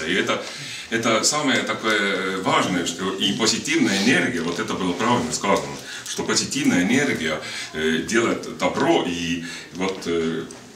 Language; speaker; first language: Russian; non-native, fluent; Estonian